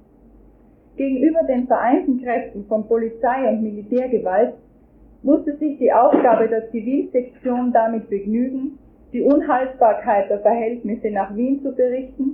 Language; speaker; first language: German; native; German